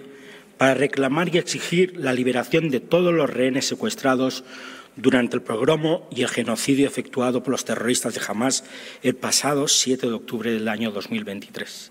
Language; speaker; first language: Spanish; native; Spanish